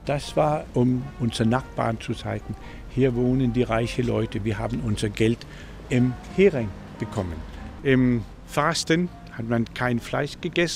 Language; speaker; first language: German; non-native, learner; Danish